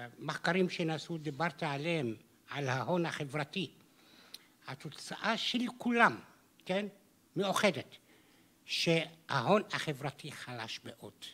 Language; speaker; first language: Hebrew; non-native, local second language; Arabic